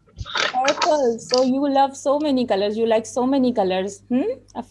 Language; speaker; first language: English; non-native, local second language; Urdu